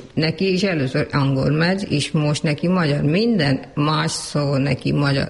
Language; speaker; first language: Hungarian; non-native, learner; Urdu